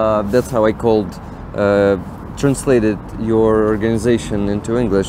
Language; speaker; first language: English; non-native, fluent; Ukrainian